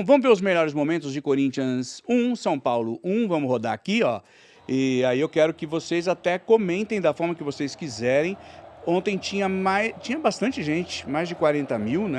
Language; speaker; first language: Portuguese; native; Portuguese